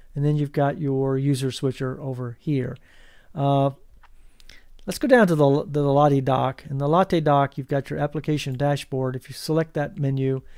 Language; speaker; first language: English; native; English